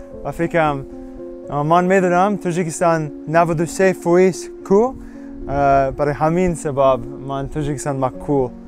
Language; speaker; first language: Persian; non-native, learner; English